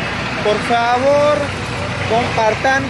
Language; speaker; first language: Spanish; non-native, fluent; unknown